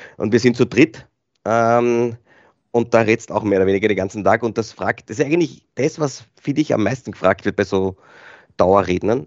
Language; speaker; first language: German; native; German